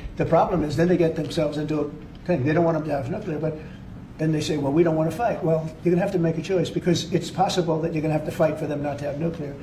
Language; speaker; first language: English; native; English